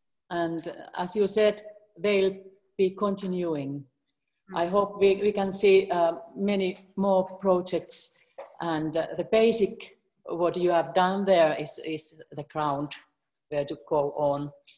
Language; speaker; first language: English; non-native, fluent; Finnish